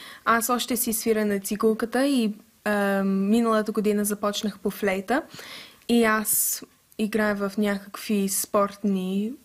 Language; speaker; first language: Bulgarian; early bilingual, heritage; English